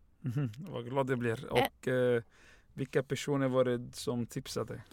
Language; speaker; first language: Swedish; non-native, fluent; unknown